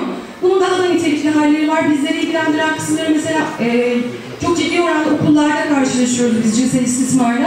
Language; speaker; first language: Turkish; native; Turkish